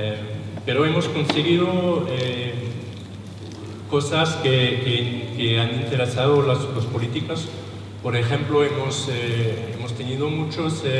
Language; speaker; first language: Spanish; non-native, learner; French